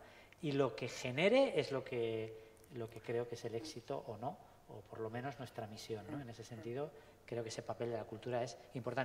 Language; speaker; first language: Spanish; native; Spanish